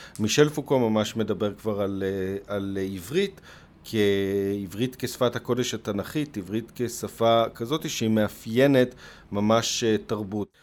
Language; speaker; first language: Hebrew; native; Hebrew